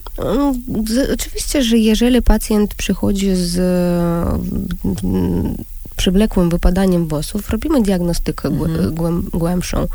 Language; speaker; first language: Polish; non-native, fluent; Russian